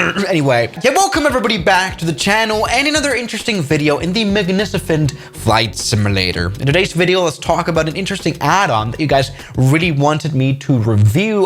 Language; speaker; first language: English; non-native, fluent; German